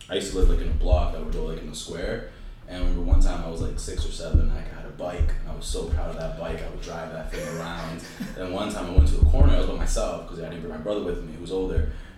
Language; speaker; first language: English; native; English